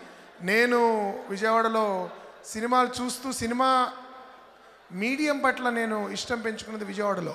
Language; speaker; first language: Telugu; native; Telugu